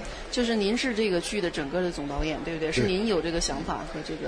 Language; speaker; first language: Chinese; native; Chinese